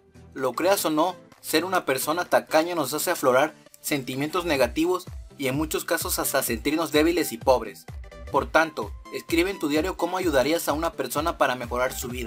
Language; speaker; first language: Spanish; native; Spanish